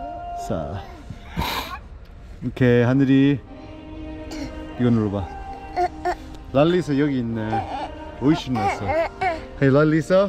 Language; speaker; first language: Korean; early bilingual, heritage; English